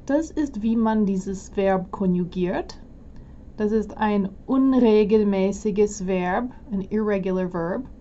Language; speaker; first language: German; non-native, fluent; English